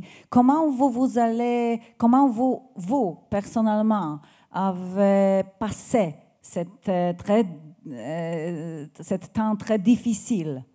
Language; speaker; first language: French; non-native, learner; Polish